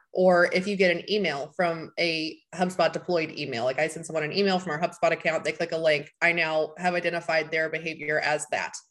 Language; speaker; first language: English; native; English